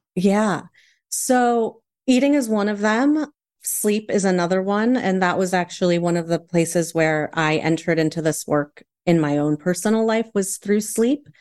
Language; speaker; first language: English; native; English